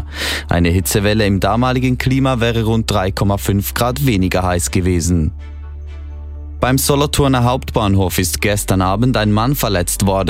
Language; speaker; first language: German; native; German